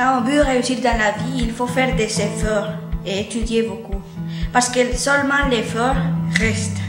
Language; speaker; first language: French; early bilingual, other home language; Spanish